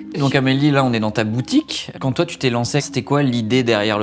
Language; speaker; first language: French; native; French